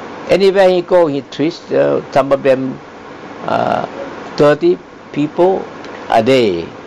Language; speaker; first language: English; non-native, fluent; Thai